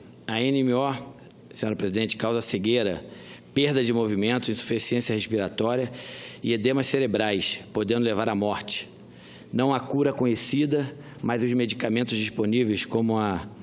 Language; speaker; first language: Portuguese; native; Portuguese